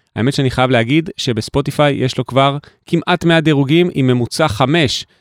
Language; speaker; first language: Hebrew; native; Hebrew